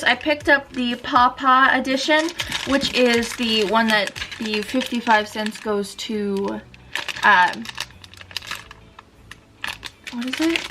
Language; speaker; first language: English; native; English